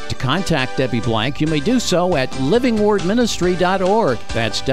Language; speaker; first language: English; native; English